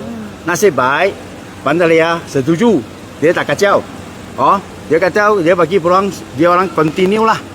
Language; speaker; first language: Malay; non-native, local second language; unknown